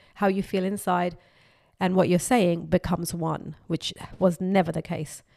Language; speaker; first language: English; non-native, local second language; Urdu